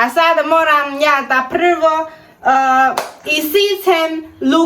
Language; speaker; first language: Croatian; non-native, learner; Chinese